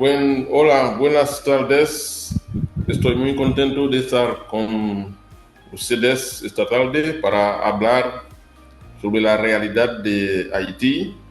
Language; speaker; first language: Spanish; non-native, fluent; Haitian Creole